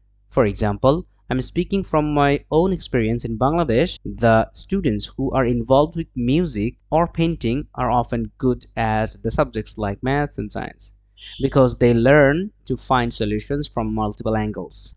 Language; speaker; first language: English; non-native, local second language; Bangla